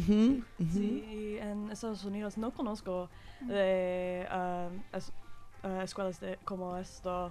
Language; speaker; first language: Spanish; non-native, learner; English